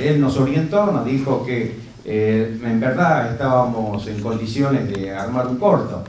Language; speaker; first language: Spanish; native; Spanish